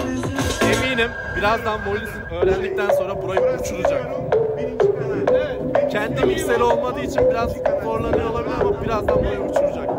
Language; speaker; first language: Turkish; native; Turkish